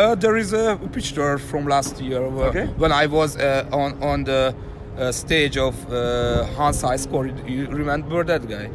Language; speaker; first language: English; non-native, learner; Hungarian